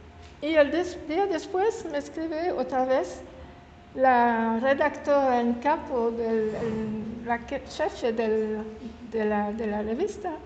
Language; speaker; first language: Spanish; non-native, learner; French